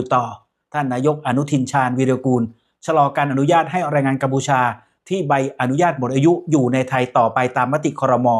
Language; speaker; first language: Thai; native; Thai